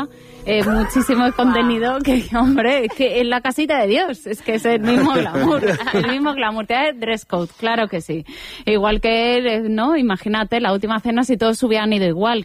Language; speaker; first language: Spanish; native; Spanish